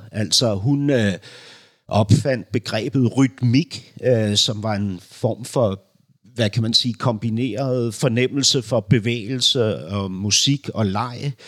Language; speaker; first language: Danish; early bilingual, other home language; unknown